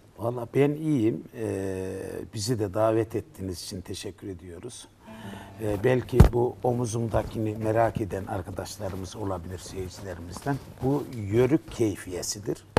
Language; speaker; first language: Turkish; native; Turkish